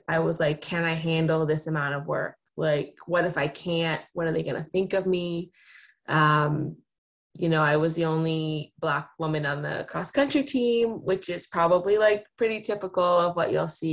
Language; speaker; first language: English; native; English